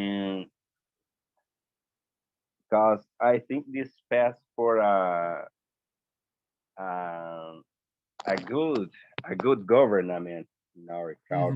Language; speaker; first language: English; non-native, learner; Portuguese